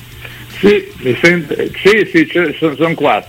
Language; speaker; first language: Italian; early bilingual, heritage; English